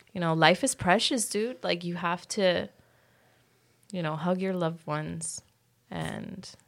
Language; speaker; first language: English; early bilingual, other home language; Spanish